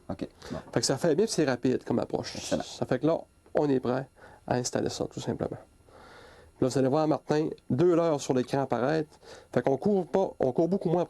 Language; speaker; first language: French; native; French